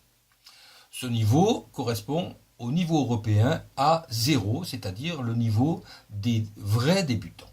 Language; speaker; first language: French; native; French